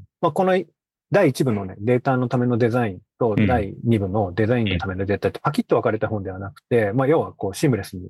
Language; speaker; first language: Japanese; native; Japanese